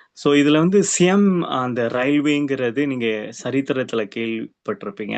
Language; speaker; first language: Tamil; early bilingual, heritage; Tamil